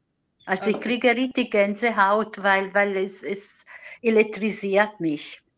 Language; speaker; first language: German; non-native, fluent; Italian